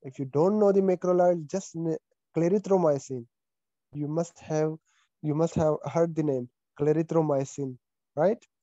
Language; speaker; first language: English; non-native, fluent; Pashto